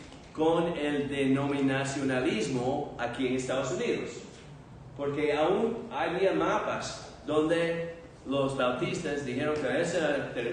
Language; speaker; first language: Spanish; non-native, fluent; English